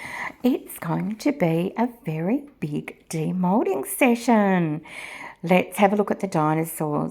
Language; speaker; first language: English; native; English